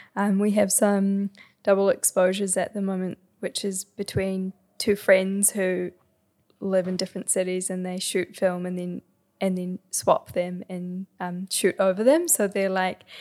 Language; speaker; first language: English; native; English